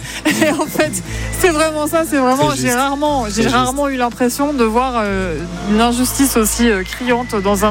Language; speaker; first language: French; native; French